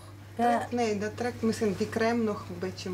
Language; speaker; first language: Dutch; non-native, fluent; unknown